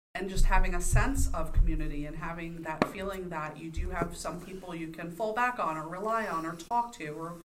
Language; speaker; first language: English; native; English